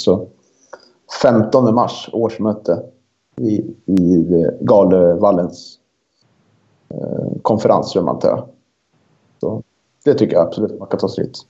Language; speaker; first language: Swedish; native; Swedish